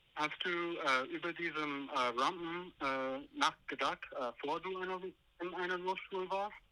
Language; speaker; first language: German; non-native, learner; English